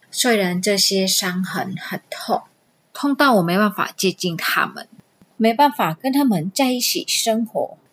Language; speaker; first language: Chinese; non-native, fluent; Vietnamese